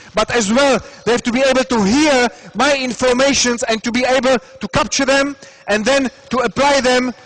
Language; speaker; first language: English; non-native, fluent; Czech